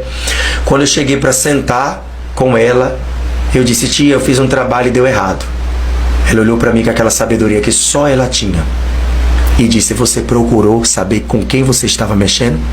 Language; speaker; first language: Portuguese; native; Portuguese